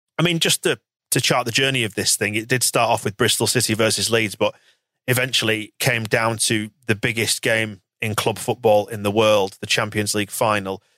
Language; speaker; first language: English; native; English